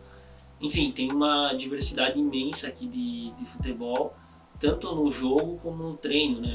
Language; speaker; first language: Portuguese; native; Portuguese